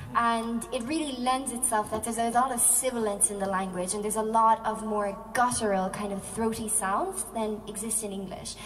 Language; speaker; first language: English; non-native, local second language; Irish